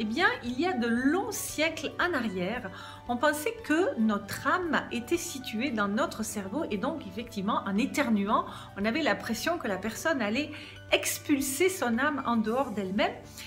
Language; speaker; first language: French; native; French